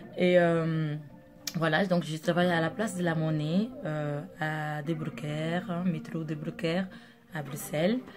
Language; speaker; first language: French; non-native, local second language; Portuguese